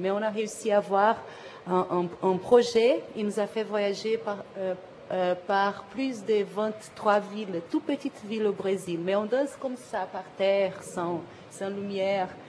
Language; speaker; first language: French; non-native, fluent; Portuguese